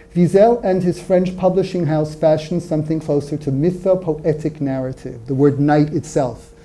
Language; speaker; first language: English; native; English